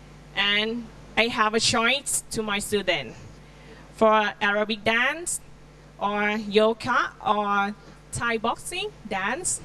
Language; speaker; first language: English; non-native, learner; Thai